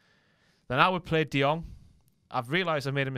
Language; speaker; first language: English; native; English